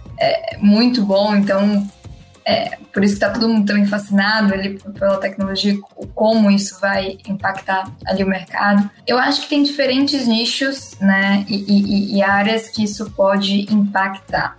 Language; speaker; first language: Portuguese; native; Portuguese